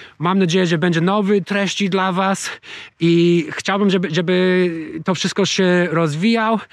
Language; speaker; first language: Polish; non-native, learner; English